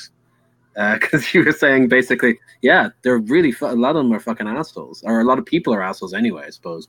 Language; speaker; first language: English; native; English